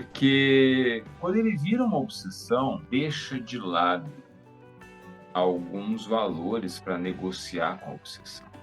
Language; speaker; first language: Portuguese; native; Portuguese